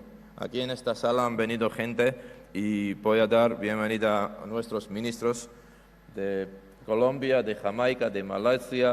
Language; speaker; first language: Spanish; non-native, fluent; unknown